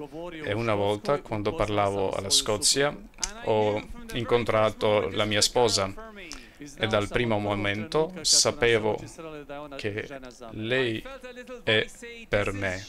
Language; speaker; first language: Italian; non-native, fluent; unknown